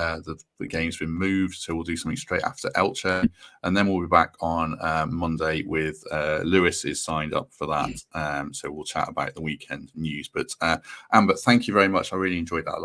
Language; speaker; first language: English; native; English